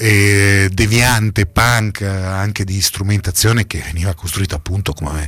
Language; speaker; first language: Italian; native; Italian